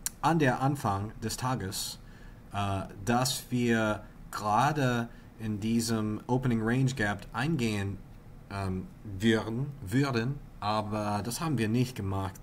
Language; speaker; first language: German; non-native, learner; English